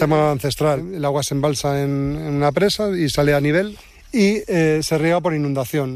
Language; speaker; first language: Spanish; native; Spanish